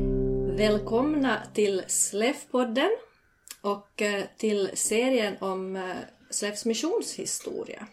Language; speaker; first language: Swedish; native; Swedish